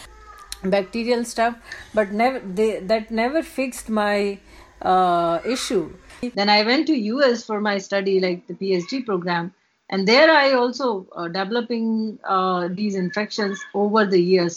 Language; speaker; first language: English; non-native, local second language; Hindi